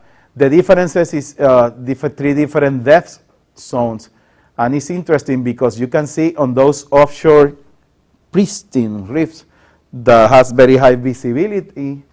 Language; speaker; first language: English; non-native, local second language; Spanish